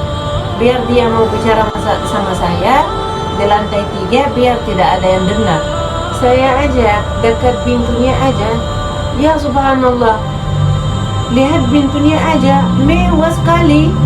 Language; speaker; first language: Indonesian; non-native, fluent; Arabic